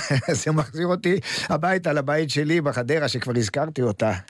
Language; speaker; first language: Hebrew; native; Hebrew